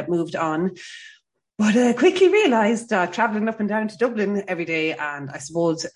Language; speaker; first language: English; native; English